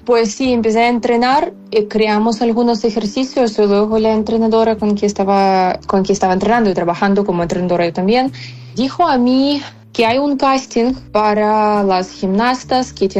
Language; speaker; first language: Spanish; non-native, fluent; Ukrainian